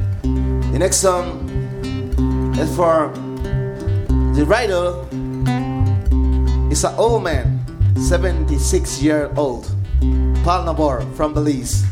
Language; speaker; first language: English; non-native, learner; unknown